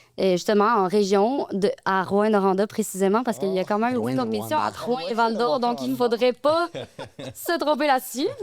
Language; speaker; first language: French; native; French